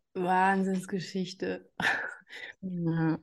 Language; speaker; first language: German; native; German